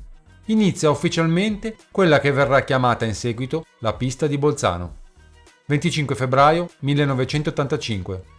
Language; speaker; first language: Italian; native; Italian